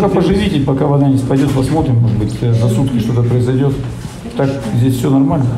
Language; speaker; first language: Russian; native; Russian